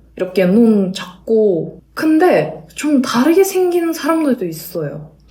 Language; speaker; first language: Korean; non-native, fluent; Kyrgyz